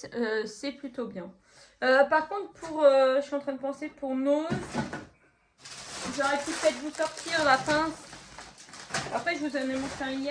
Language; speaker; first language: French; native; French